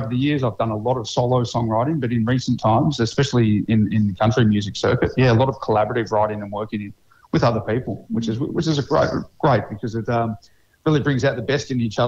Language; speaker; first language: English; native; English